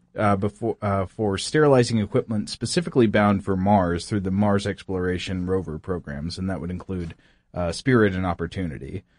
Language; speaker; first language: English; native; English